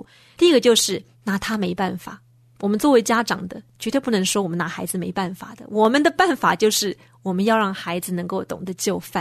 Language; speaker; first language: Chinese; native; Chinese